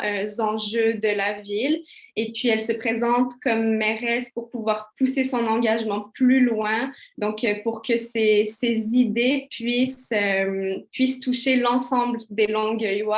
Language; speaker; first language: French; early bilingual, other home language; Kabyle